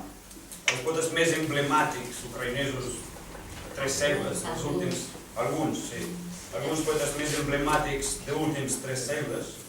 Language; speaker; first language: Catalan; non-native, fluent; Ukrainian